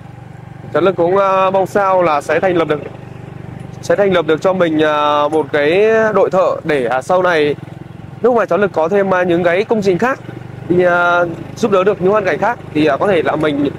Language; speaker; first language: Vietnamese; native; Vietnamese